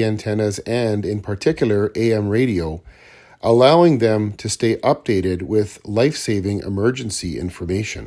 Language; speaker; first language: English; native; English